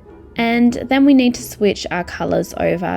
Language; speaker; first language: English; native; English